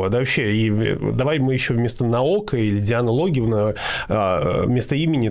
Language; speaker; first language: Russian; native; Russian